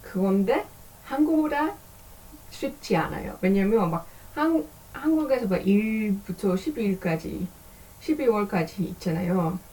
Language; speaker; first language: Korean; non-native, learner; Dutch